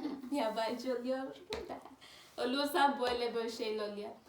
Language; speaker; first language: Turkish; non-native, learner; Swahili